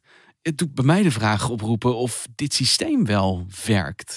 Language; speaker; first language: Dutch; native; Dutch